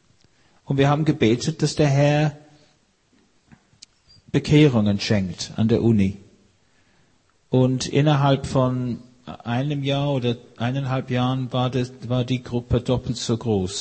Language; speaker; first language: German; non-native, fluent; English